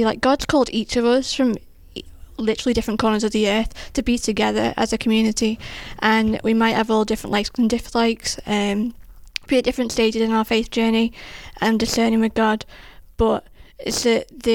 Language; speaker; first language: English; native; English